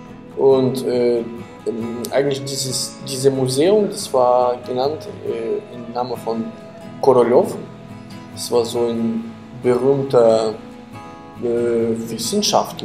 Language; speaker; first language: German; non-native, fluent; Ukrainian